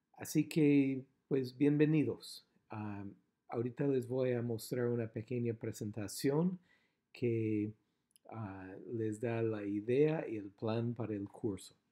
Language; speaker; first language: Spanish; non-native, fluent; English